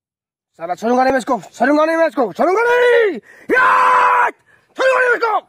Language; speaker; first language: Hindi; non-native, local second language; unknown